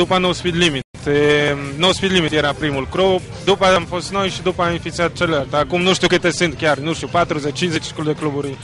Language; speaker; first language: Romanian; non-native, fluent; Polish